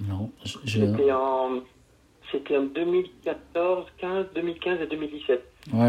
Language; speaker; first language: French; native; French